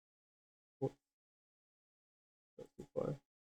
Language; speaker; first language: Japanese; non-native, learner; English